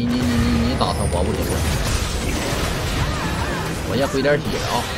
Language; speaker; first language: Chinese; native; Chinese